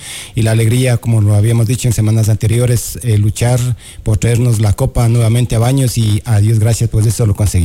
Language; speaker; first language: Spanish; native; Spanish